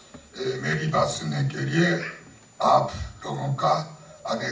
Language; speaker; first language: Hindi; non-native, fluent; Japanese